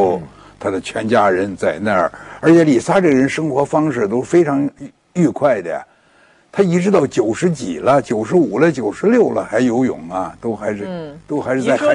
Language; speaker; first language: Chinese; native; Chinese